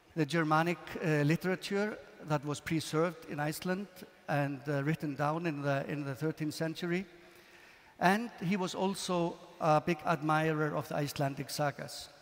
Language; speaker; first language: English; non-native, fluent; Icelandic